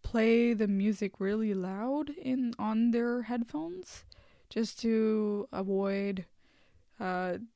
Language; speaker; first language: English; non-native, local second language; Hindi